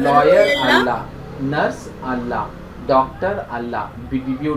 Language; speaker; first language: Kannada; non-native, fluent; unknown